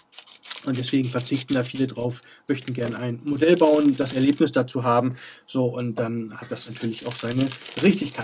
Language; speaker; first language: German; native; German